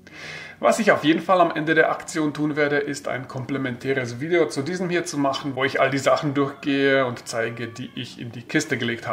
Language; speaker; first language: German; native; German